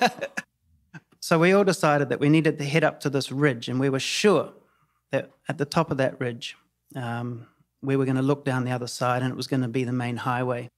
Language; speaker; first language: English; native; English